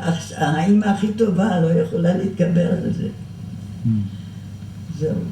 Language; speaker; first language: Hebrew; non-native, fluent; German